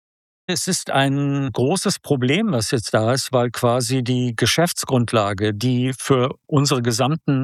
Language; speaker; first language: German; native; German